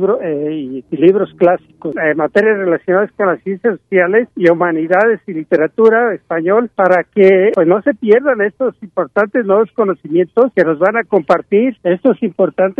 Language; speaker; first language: Spanish; native; Spanish